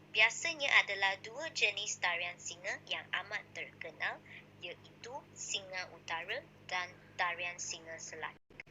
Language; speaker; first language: Malay; non-native, local second language; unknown